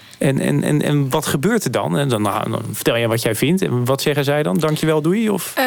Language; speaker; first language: Dutch; native; Dutch